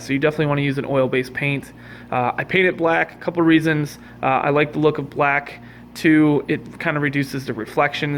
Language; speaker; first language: English; native; English